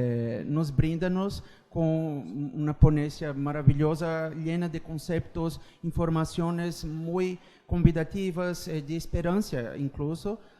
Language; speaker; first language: Spanish; non-native, fluent; Portuguese